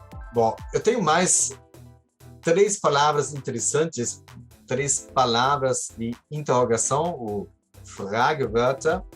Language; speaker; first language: Portuguese; non-native, fluent; German